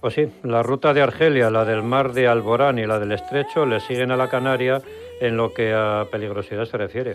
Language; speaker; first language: Spanish; native; Spanish